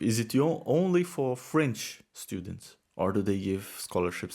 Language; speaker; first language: English; non-native, fluent; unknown